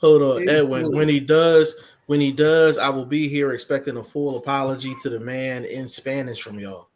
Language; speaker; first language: English; native; English